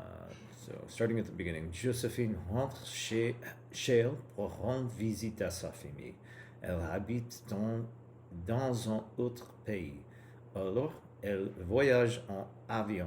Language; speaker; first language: French; non-native, learner; English